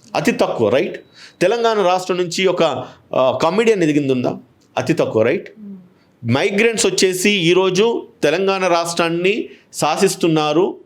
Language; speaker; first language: Telugu; native; Telugu